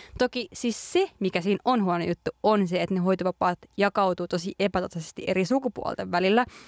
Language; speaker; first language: Finnish; native; Finnish